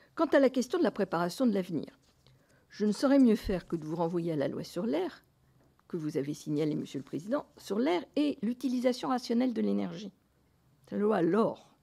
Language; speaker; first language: French; native; French